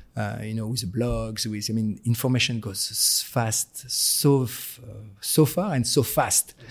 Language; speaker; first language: English; non-native, fluent; French